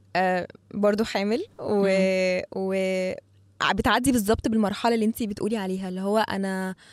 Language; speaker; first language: Arabic; native; Arabic